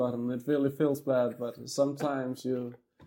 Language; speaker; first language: English; non-native, fluent; Danish